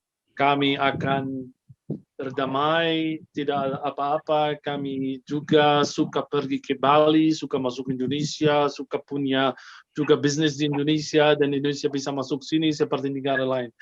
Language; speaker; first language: Indonesian; non-native, fluent; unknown